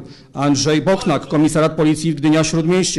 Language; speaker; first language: Polish; native; Polish